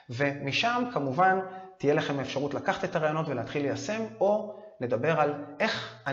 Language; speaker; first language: Hebrew; native; Hebrew